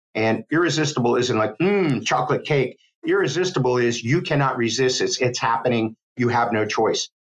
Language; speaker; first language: English; native; English